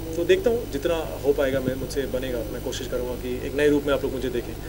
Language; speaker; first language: Hindi; native; Hindi